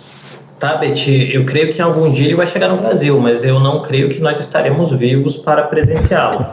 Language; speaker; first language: Portuguese; native; Portuguese